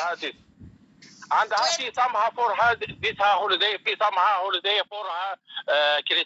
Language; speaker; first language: English; non-native, learner; Arabic